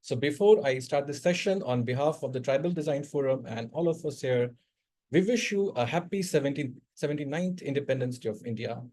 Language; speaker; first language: English; non-native, local second language; Hindi